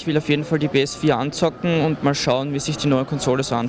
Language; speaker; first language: German; native; German